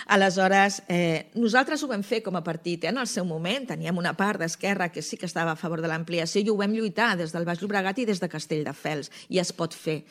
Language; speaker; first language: Catalan; native; Catalan